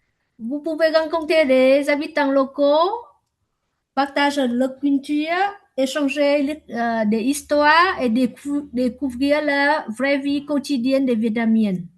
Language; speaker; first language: French; non-native, learner; Vietnamese